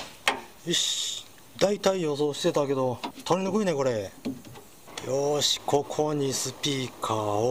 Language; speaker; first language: Japanese; native; Japanese